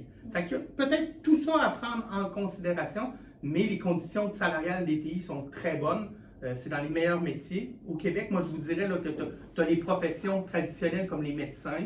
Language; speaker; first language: French; native; French